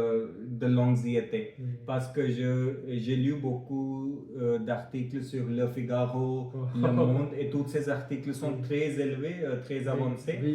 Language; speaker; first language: French; non-native, fluent; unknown